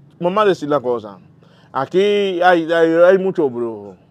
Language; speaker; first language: Spanish; non-native, learner; Haitian Creole